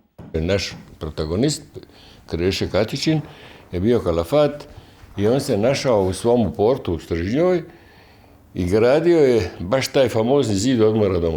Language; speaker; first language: Croatian; native; Croatian